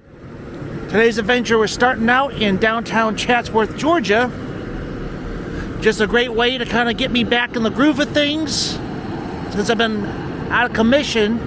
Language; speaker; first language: English; native; English